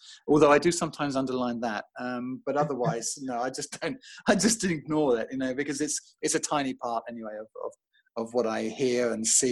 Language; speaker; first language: English; native; English